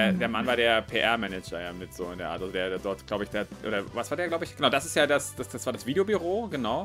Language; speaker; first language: German; native; German